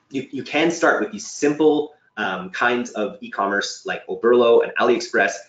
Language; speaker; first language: English; native; English